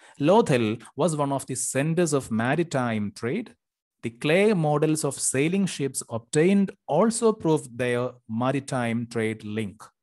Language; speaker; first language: English; non-native, local second language; Malayalam